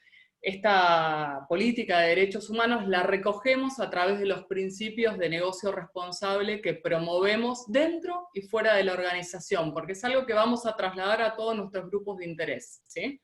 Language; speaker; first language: Spanish; native; Spanish